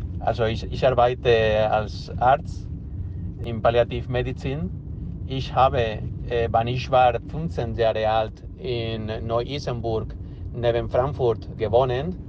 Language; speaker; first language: German; non-native, learner; Spanish